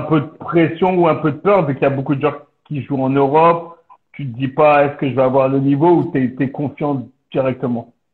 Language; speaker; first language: French; native; French